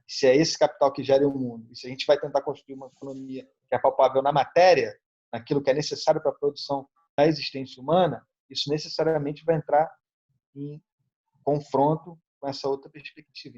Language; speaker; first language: Portuguese; native; Portuguese